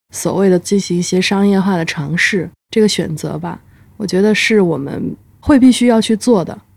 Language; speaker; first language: Chinese; native; Chinese